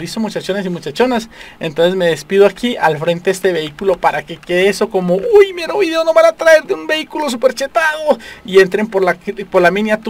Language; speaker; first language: Spanish; native; Spanish